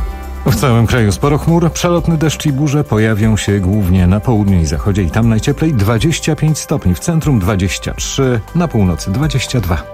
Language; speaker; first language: Polish; native; Polish